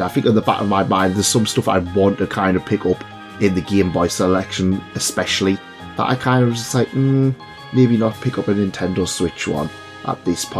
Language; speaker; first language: English; native; English